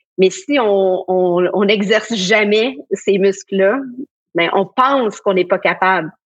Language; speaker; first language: French; native; French